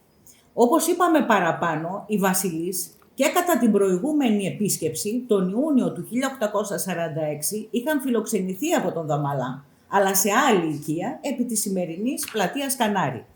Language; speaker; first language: Greek; native; Greek